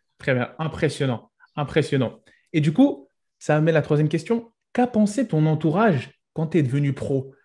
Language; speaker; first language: French; native; French